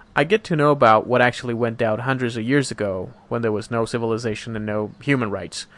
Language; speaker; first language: English; non-native, fluent; Persian